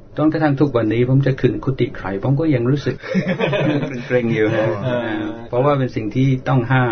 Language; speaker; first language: Thai; non-native, fluent; English